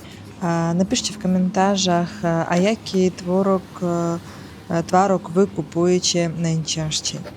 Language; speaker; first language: Polish; non-native, learner; Ukrainian